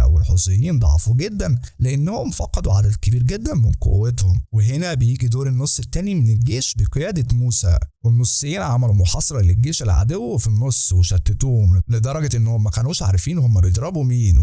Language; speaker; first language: Arabic; native; Arabic